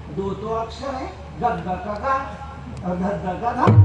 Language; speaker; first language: Hindi; non-native, local second language; Marathi